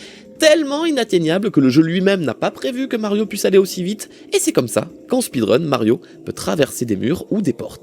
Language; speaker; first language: French; native; French